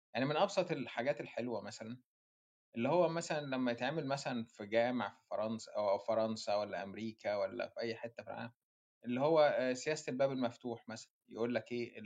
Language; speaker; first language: Arabic; native; Arabic